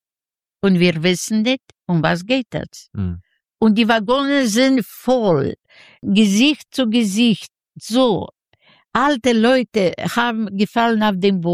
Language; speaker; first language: German; non-native, learner; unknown